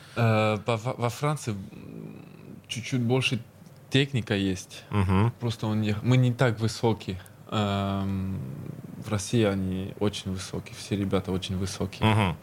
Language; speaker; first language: Russian; early bilingual, heritage; Russian